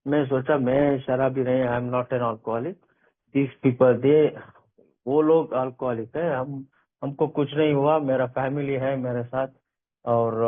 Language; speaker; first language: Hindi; non-native, local second language; Kannada